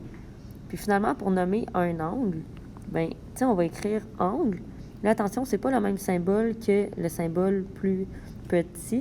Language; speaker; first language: French; native; French